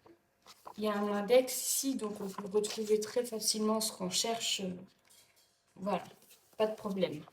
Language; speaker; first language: French; native; French